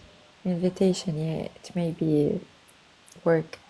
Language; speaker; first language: English; non-native, fluent; Arabic